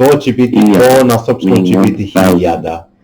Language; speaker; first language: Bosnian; non-native, learner; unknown